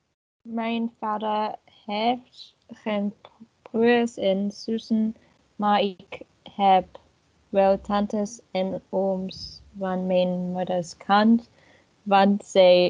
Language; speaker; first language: Dutch; non-native, learner; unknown